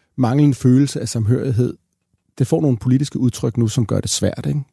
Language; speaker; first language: Danish; native; Danish